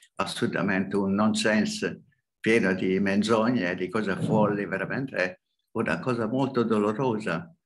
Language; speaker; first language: Italian; non-native, fluent; Hungarian